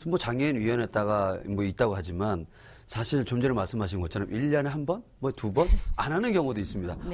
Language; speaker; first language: Korean; native; Korean